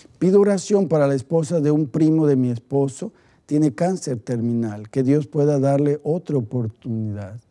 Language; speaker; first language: Spanish; native; Spanish